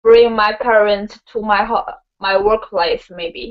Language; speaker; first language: English; non-native, learner; Chinese